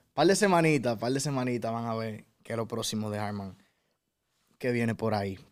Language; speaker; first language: Spanish; native; Spanish